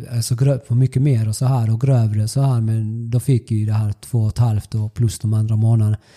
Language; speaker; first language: Swedish; early bilingual, other home language; Spanish